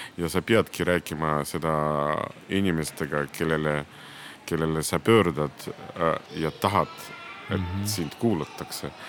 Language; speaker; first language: Estonian; non-native, local second language; Russian